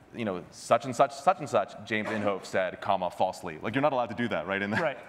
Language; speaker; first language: English; native; English